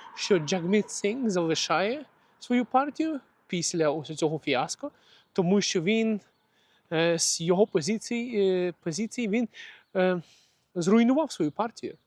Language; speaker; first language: Ukrainian; native; Ukrainian